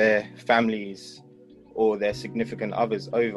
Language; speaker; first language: English; native; English